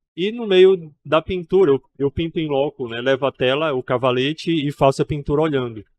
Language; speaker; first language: Portuguese; native; Portuguese